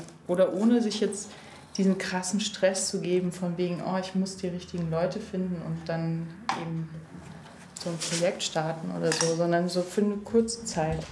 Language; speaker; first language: German; native; German